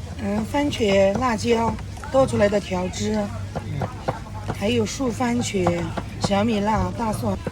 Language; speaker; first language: Chinese; native; Chinese